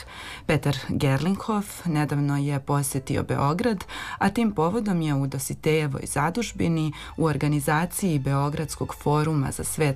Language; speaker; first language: Serbian; native; Serbian